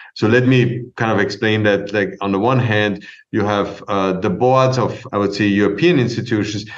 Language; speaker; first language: English; non-native, fluent; German